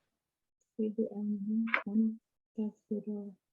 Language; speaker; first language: Arabic; non-native, learner; Indonesian